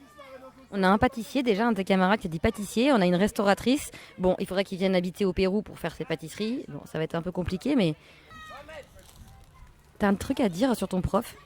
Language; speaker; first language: French; native; French